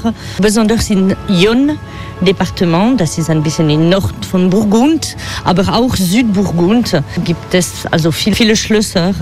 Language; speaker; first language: German; non-native, fluent; French